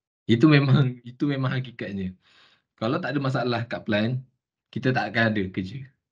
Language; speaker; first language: Malay; native; Malay